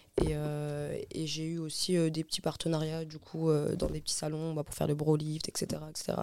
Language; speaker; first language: French; early bilingual, other home language; Arabic